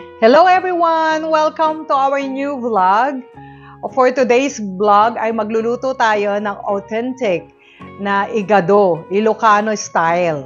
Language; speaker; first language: Filipino; non-native, local second language; Iloko